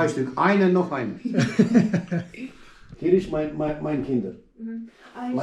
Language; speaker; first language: German; non-native, learner; Albanian